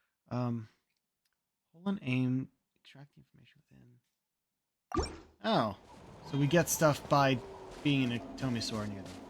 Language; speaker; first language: English; native; English